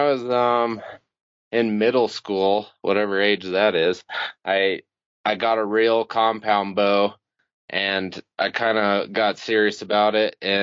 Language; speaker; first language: English; native; English